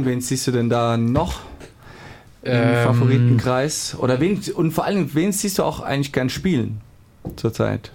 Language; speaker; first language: German; native; German